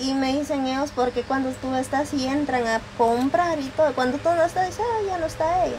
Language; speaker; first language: Spanish; native; Spanish